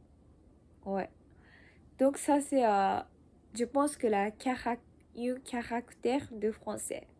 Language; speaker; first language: French; non-native, learner; Japanese